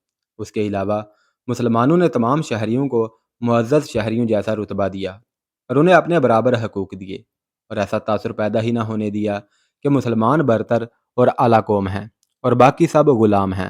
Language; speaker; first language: Urdu; native; Urdu